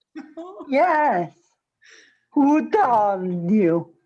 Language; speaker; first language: English; non-native, learner; Italian